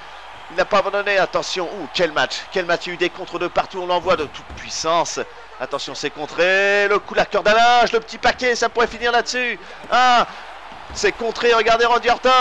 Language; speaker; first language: French; native; French